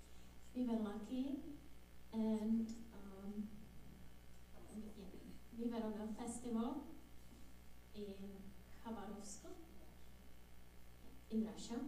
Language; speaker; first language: English; non-native, fluent; Czech